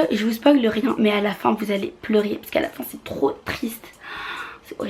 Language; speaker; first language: French; native; French